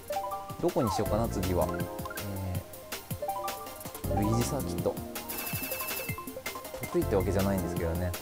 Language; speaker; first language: Japanese; native; Japanese